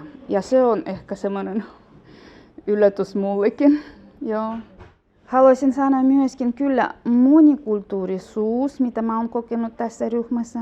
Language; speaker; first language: Finnish; non-native, fluent; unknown